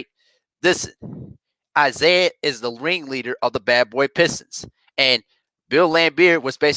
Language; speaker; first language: English; native; English